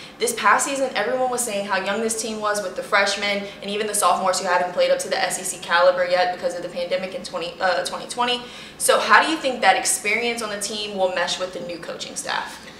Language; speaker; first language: English; native; English